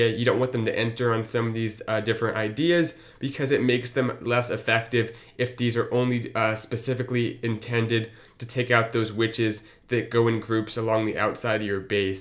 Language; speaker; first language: English; native; English